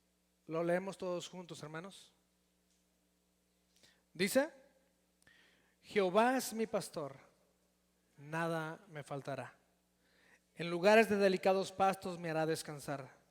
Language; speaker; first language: Spanish; native; Spanish